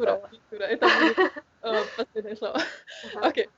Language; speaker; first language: Russian; non-native, learner; Slovenian